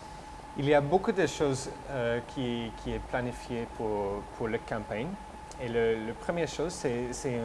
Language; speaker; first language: French; non-native, fluent; English